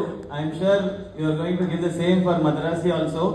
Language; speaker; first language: Telugu; non-native, learner; Tamil